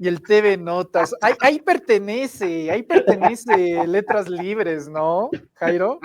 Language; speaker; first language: Spanish; native; Spanish